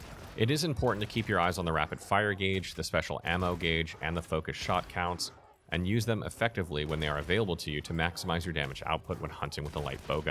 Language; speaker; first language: English; native; English